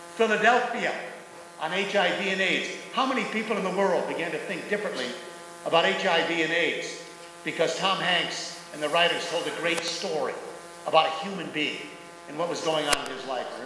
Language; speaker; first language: English; native; English